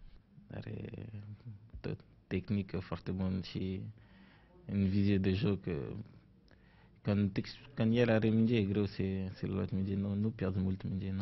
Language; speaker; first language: Romanian; non-native, learner; French